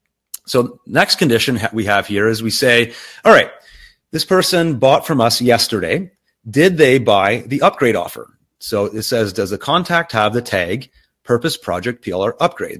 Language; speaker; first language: English; native; English